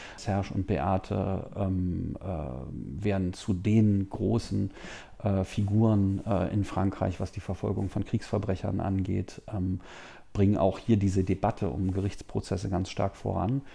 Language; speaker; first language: German; native; German